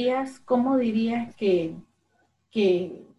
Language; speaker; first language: Spanish; early bilingual, other home language; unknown